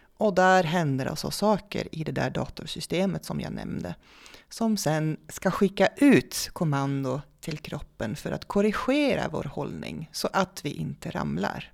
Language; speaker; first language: Swedish; non-native, fluent; Dutch